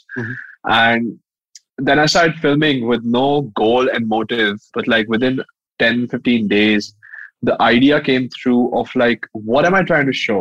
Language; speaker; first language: English; non-native, local second language; Hindi